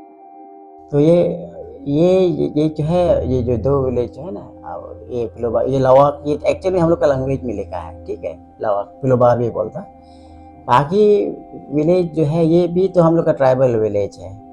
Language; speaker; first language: Hindi; non-native, local second language; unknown